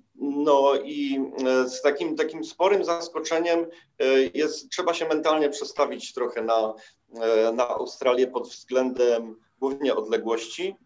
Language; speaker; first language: Polish; native; Polish